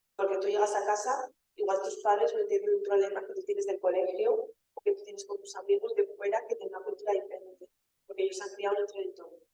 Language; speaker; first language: Spanish; early bilingual, other home language; Wolof